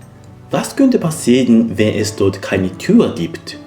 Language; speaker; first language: German; non-native, fluent; Japanese